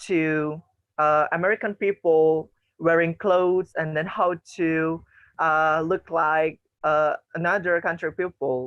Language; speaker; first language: English; non-native, learner; Indonesian